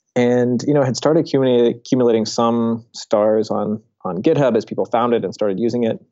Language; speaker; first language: English; native; English